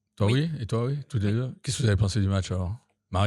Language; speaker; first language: French; native; French